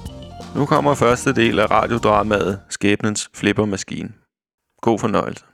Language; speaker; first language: Danish; native; Danish